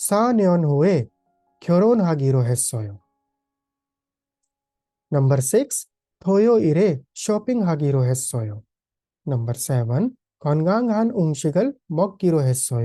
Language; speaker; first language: Korean; non-native, fluent; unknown